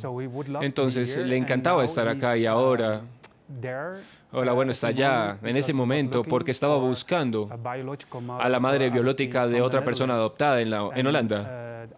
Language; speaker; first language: Spanish; non-native, fluent; Dutch